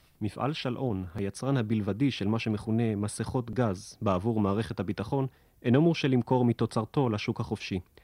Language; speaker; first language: Hebrew; native; Hebrew